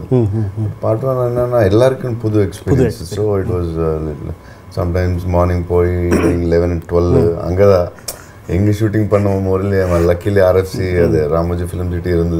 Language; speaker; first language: Tamil; non-native, learner; Telugu